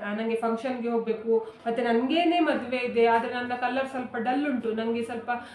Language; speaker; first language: Kannada; non-native, local second language; Konkani